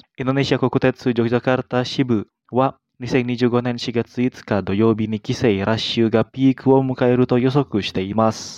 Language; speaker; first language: Japanese; non-native, fluent; Indonesian